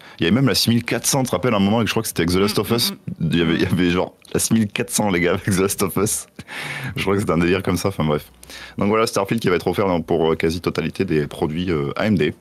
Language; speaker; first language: French; native; French